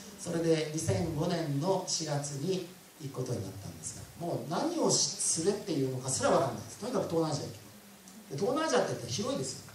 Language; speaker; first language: Japanese; native; Japanese